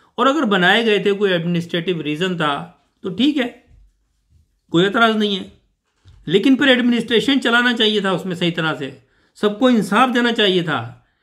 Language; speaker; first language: Urdu; native; Urdu